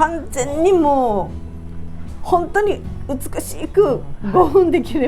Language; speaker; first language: Japanese; native; Japanese